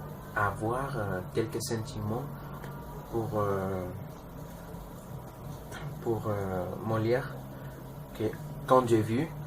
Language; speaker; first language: French; non-native, learner; Spanish